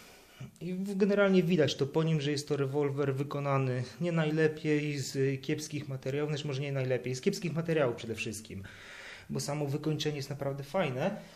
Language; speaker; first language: Polish; native; Polish